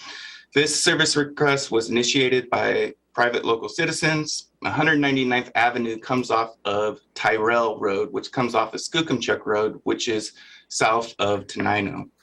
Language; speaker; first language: English; native; English